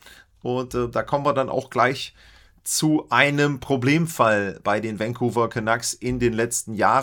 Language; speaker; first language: German; native; German